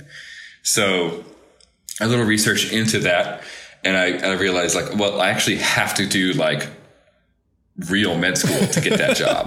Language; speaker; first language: English; native; English